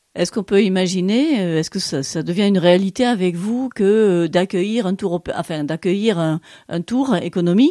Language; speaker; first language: French; native; French